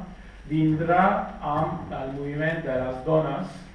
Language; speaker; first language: Catalan; non-native, fluent; Kurdish